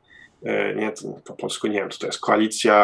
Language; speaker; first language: Polish; early bilingual, heritage; Polish